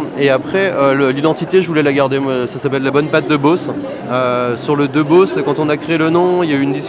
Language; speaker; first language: French; native; French